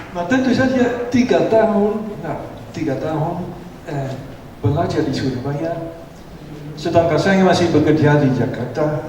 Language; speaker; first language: Indonesian; non-native, fluent; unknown